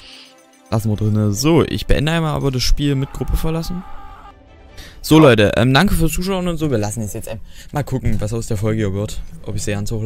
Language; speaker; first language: German; native; German